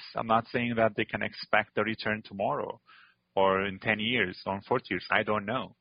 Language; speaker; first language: English; non-native, fluent; Arabic